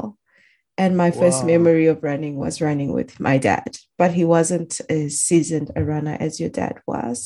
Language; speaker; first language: English; non-native, local second language; Shona